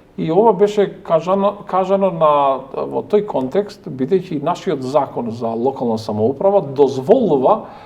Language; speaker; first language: Macedonian; non-native, local second language; Albanian